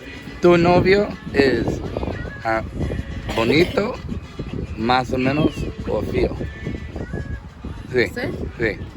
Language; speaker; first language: Spanish; non-native, learner; English